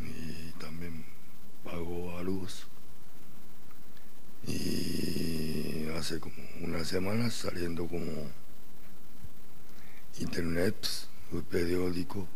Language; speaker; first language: Spanish; non-native, learner; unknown